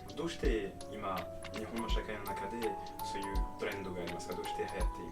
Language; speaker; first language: Japanese; non-native, fluent; French